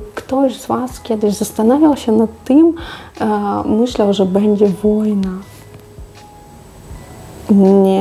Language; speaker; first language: Polish; non-native, fluent; Russian